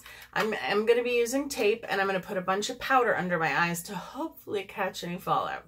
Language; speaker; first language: English; native; English